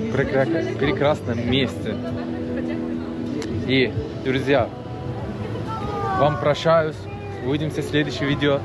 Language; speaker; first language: Russian; non-native, learner; Turkish